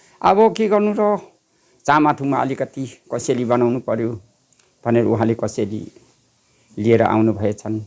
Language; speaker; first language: Nepali; non-native, local second language; Limburgish